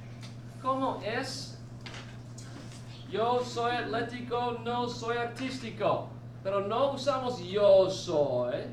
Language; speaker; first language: Spanish; non-native, fluent; English